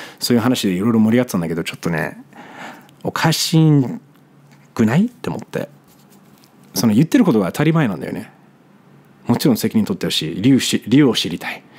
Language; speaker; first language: Japanese; non-native, fluent; English